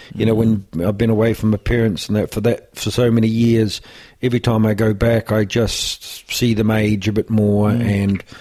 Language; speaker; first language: English; native; English